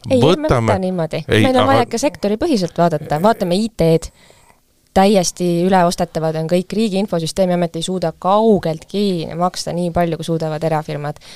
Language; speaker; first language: Estonian; native; Estonian